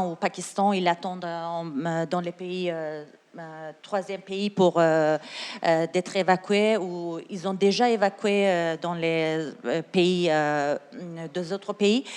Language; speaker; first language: French; non-native, learner; Persian